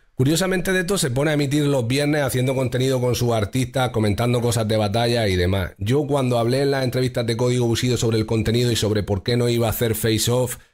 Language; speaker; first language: Spanish; native; Spanish